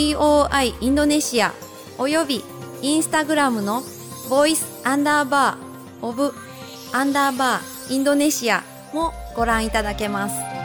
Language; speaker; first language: Japanese; non-native, fluent; Indonesian